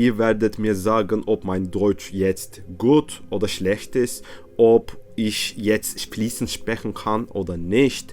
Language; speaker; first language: German; non-native, learner; Turkish